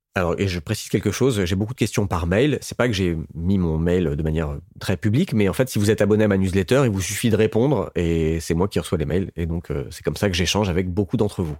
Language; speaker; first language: French; native; French